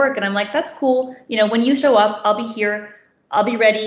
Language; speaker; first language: English; native; English